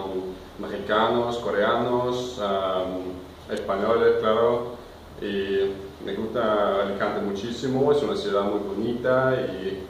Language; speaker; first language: Spanish; non-native, fluent; Danish